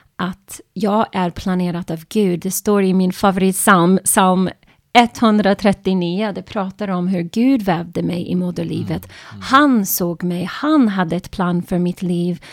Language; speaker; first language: Swedish; non-native, fluent; English